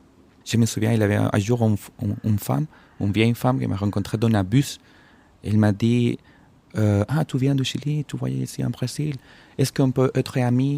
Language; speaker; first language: French; non-native, fluent; Spanish